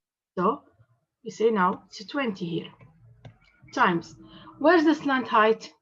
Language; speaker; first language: English; non-native, fluent; Arabic